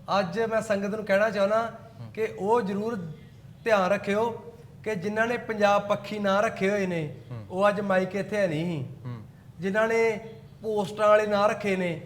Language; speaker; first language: Punjabi; native; Punjabi